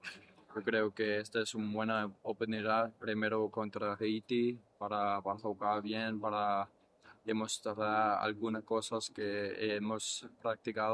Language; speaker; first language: Spanish; early bilingual, heritage; English